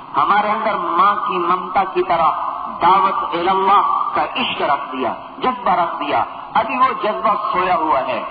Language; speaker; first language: Urdu; non-native, local second language; Punjabi